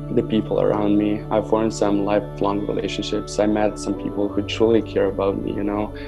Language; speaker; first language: English; non-native, fluent; Serbian